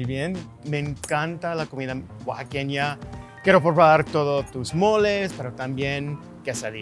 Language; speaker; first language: Spanish; non-native, learner; English